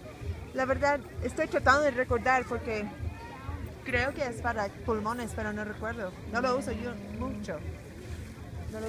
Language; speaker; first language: Spanish; non-native, fluent; English